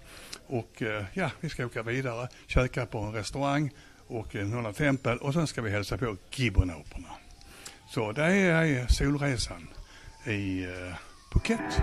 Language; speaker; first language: Swedish; native; Swedish